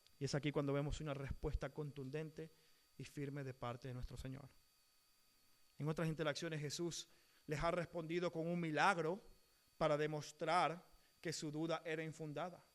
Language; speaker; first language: Spanish; native; Spanish